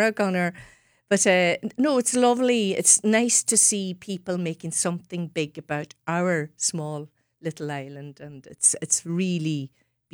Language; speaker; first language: English; non-native, local second language; Irish